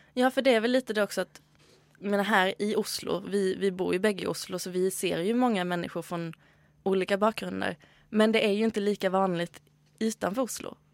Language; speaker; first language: Swedish; native; Swedish